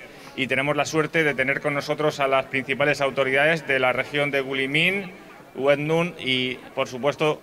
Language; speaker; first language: Spanish; native; Spanish